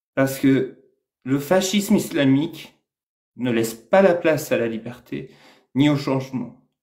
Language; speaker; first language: French; non-native, fluent; Persian